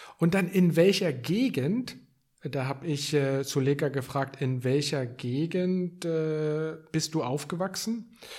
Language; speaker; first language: German; native; German